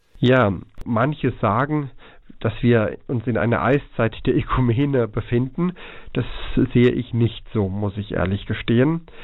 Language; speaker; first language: German; early bilingual, heritage; Greek